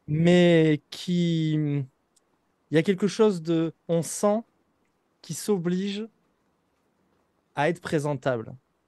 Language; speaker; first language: French; native; French